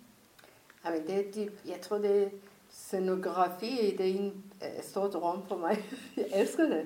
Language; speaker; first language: Danish; non-native, fluent; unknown